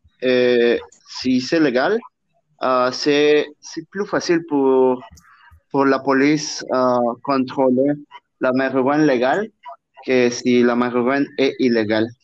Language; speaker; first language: French; non-native, learner; Spanish